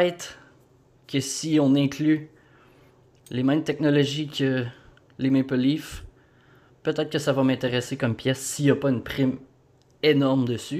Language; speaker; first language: French; native; French